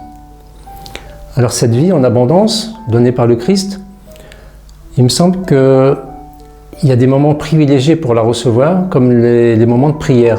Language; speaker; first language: French; native; French